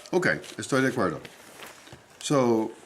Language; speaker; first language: Spanish; non-native, learner; English